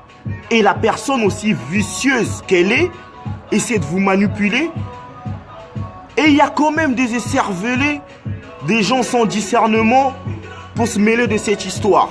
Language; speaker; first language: French; non-native, local second language; Lingala